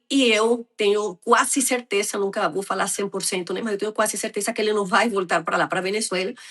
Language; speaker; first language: Portuguese; non-native, fluent; Spanish